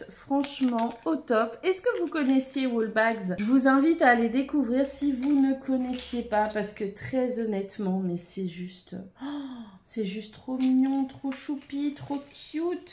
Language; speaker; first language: French; native; French